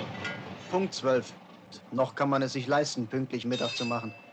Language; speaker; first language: German; native; German